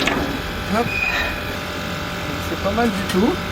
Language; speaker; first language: French; native; French